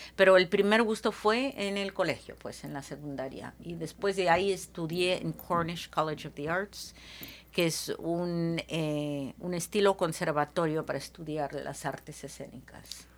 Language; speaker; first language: Spanish; early bilingual, heritage; Spanish